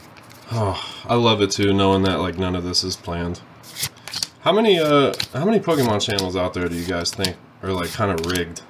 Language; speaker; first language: English; native; English